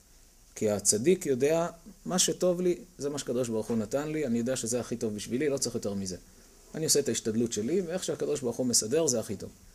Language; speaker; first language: Hebrew; native; Hebrew